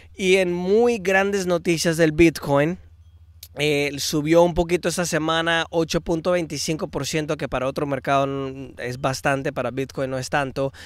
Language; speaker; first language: Spanish; early bilingual, heritage; Spanish